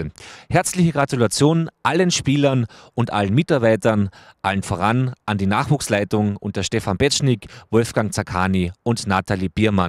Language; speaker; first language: German; native; German